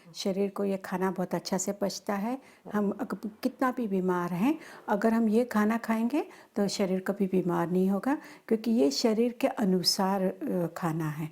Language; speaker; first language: Hindi; non-native, local second language; Marathi